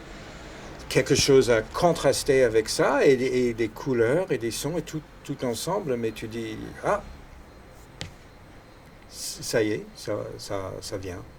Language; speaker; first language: French; non-native, fluent; English